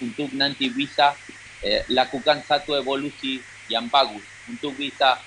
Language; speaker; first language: Indonesian; non-native, learner; Spanish